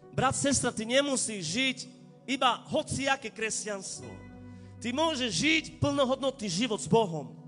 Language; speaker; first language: Slovak; non-native, local second language; Romany